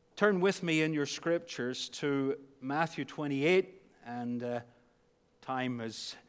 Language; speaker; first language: English; native; English